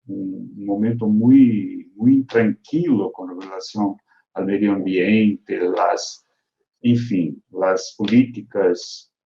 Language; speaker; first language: Spanish; non-native, fluent; Portuguese